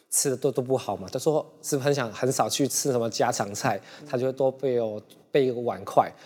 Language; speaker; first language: Chinese; non-native, local second language; Cantonese